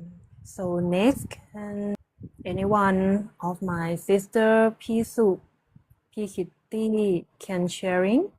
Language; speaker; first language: English; non-native, learner; Thai